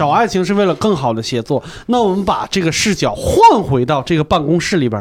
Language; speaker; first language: Chinese; native; Chinese